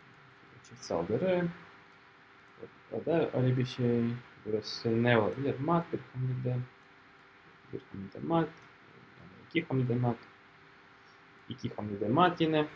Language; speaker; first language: Turkish; non-native, fluent; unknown